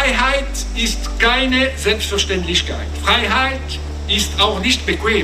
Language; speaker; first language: German; non-native, local second language; French